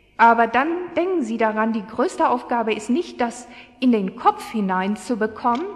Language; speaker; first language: German; native; German